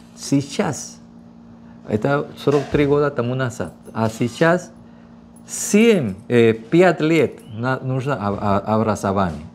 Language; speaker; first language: Russian; non-native, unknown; Spanish